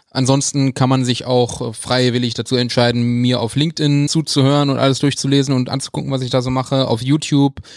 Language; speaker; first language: German; native; German